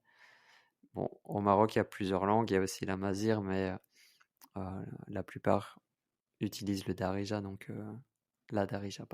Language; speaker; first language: French; native; French